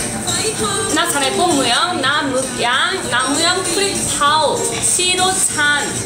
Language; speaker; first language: Thai; non-native, learner; Korean